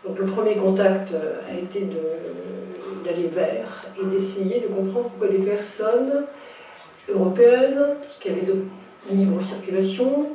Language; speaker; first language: French; native; French